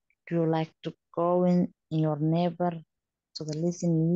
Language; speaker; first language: English; non-native, learner; Somali